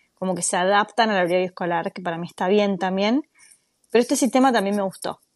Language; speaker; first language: Spanish; native; Spanish